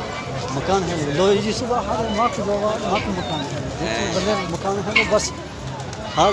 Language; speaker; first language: Arabic; non-native, learner; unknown